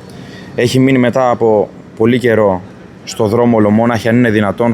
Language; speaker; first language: Greek; native; Greek